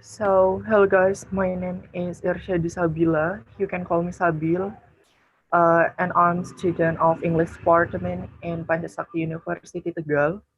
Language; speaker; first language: English; non-native, learner; Indonesian